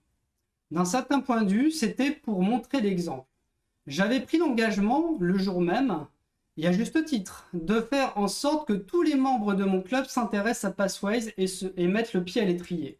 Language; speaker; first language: French; native; French